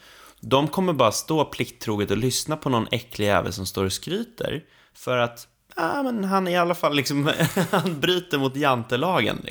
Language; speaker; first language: Swedish; native; Swedish